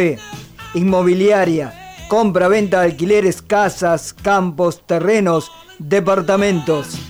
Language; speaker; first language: Spanish; native; Spanish